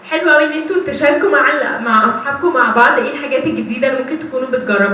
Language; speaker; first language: Arabic; native; Arabic